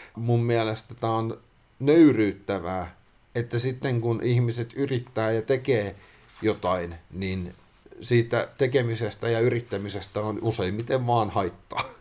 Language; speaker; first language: Finnish; native; Finnish